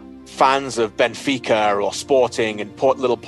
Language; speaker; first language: English; native; English